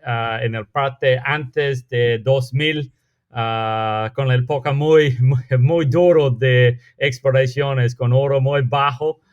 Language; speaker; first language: Spanish; non-native, fluent; English